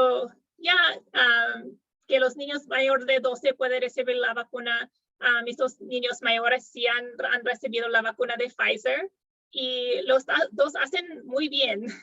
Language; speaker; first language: Spanish; non-native, fluent; English